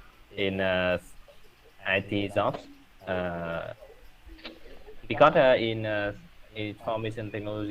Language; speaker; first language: English; non-native, learner; Vietnamese